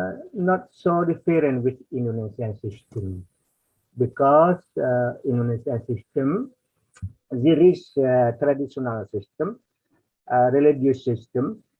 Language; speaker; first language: English; non-native, learner; Indonesian